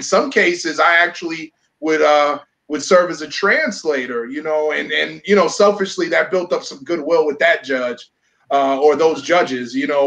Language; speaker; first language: English; early bilingual, other home language; Spanish